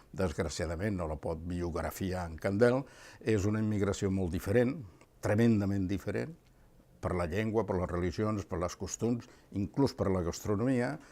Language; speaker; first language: Catalan; early bilingual, other home language; Spanish